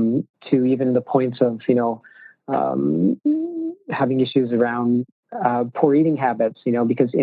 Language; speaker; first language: English; native; English